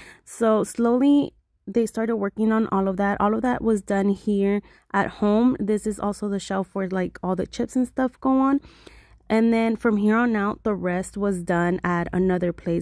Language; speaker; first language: English; early bilingual, other home language; Spanish